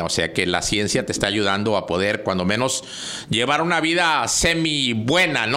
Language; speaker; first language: Spanish; native; Spanish